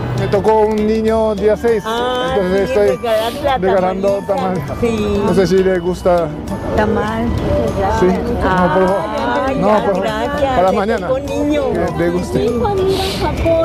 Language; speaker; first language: Spanish; non-native, learner; Japanese